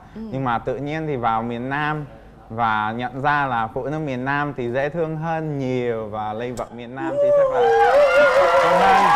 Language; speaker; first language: Vietnamese; non-native, fluent; Czech